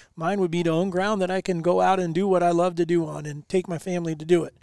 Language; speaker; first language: English; native; English